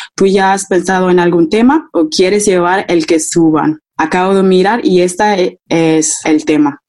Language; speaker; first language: Spanish; non-native, fluent; Akan